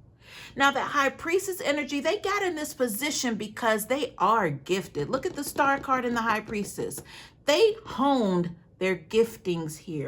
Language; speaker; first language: English; native; English